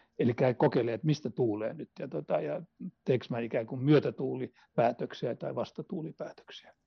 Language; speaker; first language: Finnish; non-native, local second language; Swedish